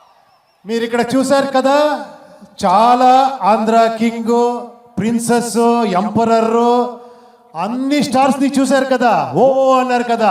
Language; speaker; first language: Telugu; non-native, local second language; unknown